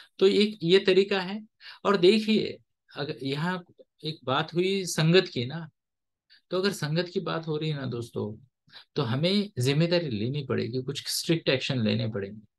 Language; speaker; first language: Hindi; non-native, local second language; Marathi